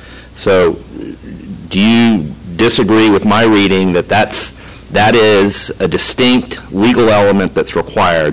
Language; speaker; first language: English; native; English